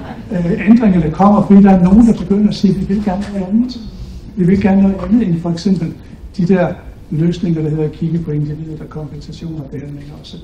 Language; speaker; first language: Danish; native; Danish